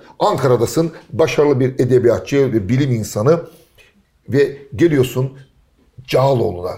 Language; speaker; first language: Turkish; native; Turkish